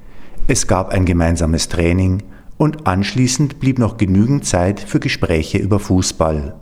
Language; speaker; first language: German; native; German